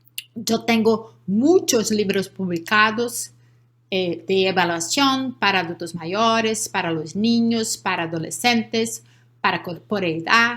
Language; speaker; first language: Spanish; non-native, learner; Portuguese